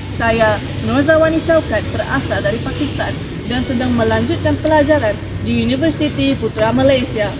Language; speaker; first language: Malay; non-native, fluent; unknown